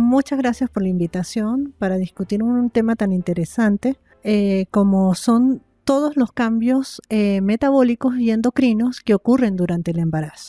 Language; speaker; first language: Spanish; native; Spanish